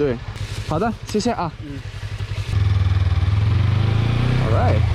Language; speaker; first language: Chinese; non-native, fluent; Russian